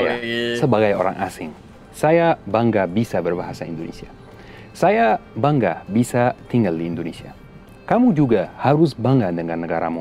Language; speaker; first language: Indonesian; non-native, fluent; Arabic